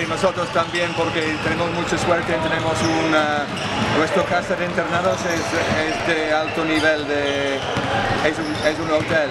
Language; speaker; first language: Spanish; non-native, fluent; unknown